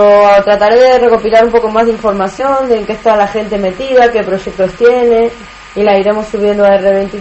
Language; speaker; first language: Spanish; native; Spanish